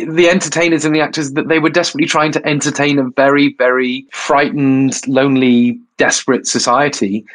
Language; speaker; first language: English; native; English